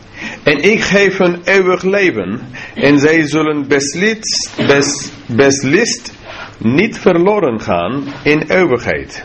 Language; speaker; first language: Dutch; non-native, fluent; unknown